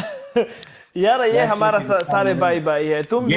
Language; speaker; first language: Hindi; non-native, local second language; Pashto